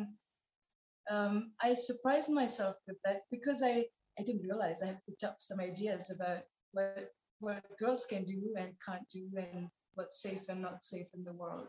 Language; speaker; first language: English; non-native, local second language; Nepali